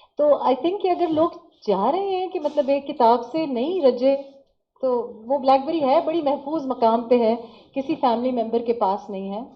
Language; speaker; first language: Urdu; non-native, local second language; Pashto